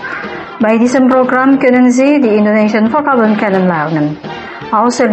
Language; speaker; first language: German; non-native, fluent; Indonesian